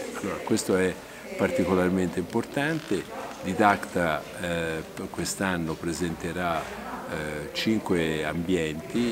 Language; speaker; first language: Italian; native; Italian